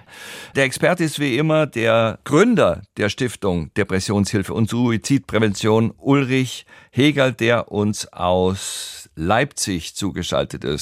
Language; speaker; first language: German; native; German